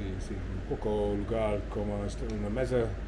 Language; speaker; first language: Spanish; non-native, learner; English